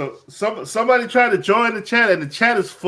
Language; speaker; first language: English; native; English